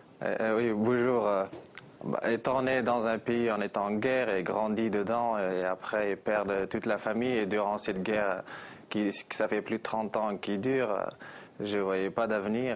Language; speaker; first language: French; non-native, fluent; Persian